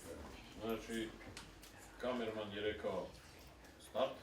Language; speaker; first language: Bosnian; non-native, fluent; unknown